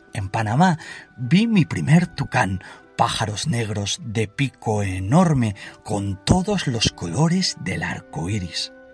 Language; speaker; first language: Spanish; native; Spanish